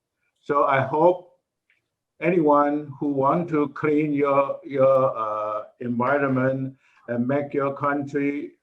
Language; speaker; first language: English; non-native, learner; Chinese